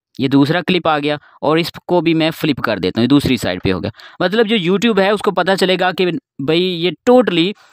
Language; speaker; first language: Urdu; non-native, local second language; Sindhi